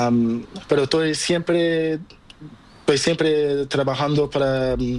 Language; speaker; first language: Spanish; non-native, learner; Portuguese